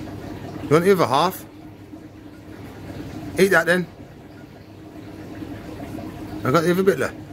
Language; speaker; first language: English; native; English